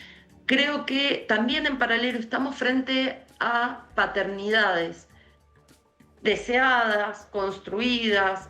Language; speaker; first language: Spanish; native; Spanish